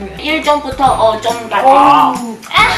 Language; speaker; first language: Korean; non-native, learner; Chinese